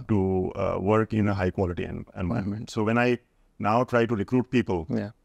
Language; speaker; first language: English; non-native, local second language; Hindi